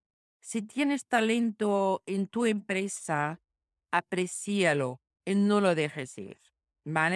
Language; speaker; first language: Spanish; non-native, fluent; Portuguese